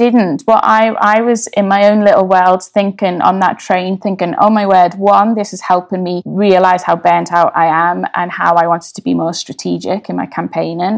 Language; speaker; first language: English; native; English